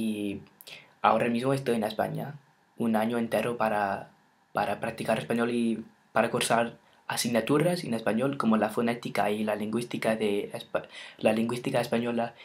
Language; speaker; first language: Spanish; non-native, fluent; English